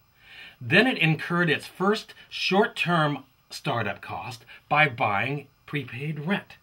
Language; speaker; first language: English; native; English